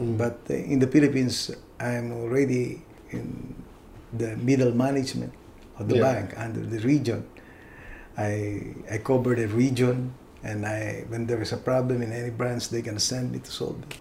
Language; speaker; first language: English; non-native, local second language; Filipino